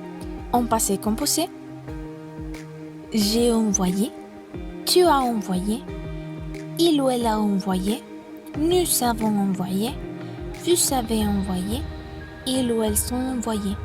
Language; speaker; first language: French; non-native, fluent; Spanish